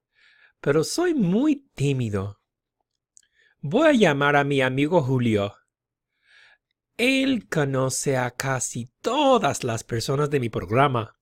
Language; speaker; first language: Spanish; non-native, fluent; English